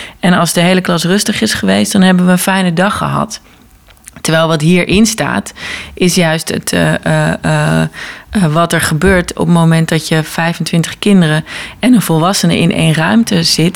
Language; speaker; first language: Dutch; native; Dutch